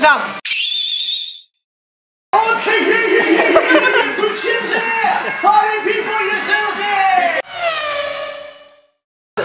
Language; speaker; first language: Japanese; native; Japanese